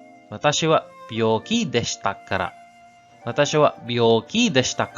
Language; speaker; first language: Japanese; non-native, learner; English